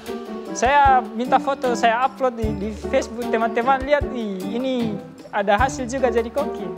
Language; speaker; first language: Indonesian; non-native, local second language; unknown